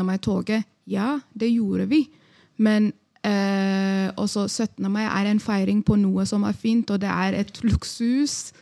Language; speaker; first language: Norwegian; non-native, fluent; Amharic